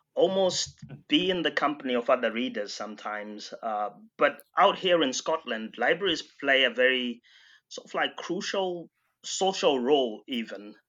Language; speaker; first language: English; non-native, local second language; Shona